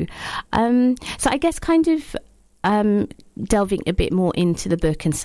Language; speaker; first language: English; native; English